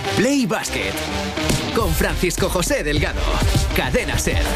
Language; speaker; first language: Spanish; native; Spanish